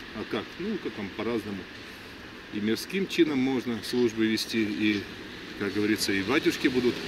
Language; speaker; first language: Russian; native; Russian